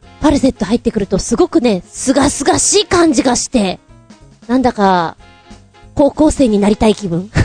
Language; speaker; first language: Japanese; native; Japanese